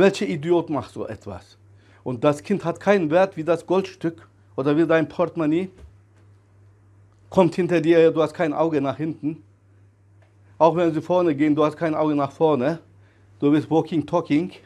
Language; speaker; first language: German; non-native, fluent; Turkish